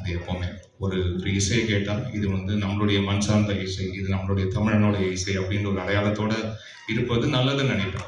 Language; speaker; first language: Tamil; native; Tamil